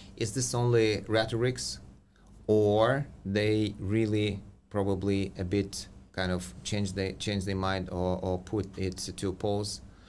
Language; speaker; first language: English; non-native, fluent; Ukrainian